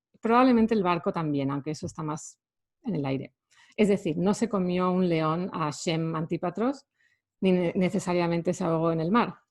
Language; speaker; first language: Spanish; native; Spanish